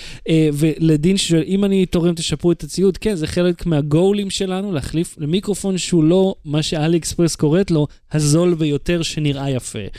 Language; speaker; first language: Hebrew; native; Hebrew